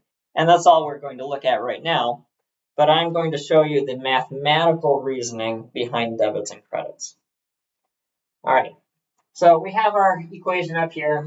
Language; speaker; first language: English; native; English